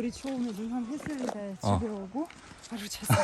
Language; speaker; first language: Korean; non-native, learner; Russian